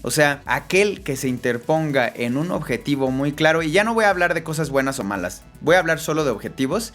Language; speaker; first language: Spanish; native; Spanish